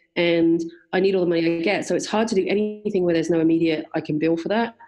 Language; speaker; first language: English; native; English